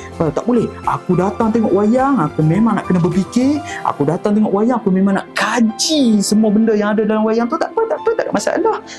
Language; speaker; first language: Malay; native; Malay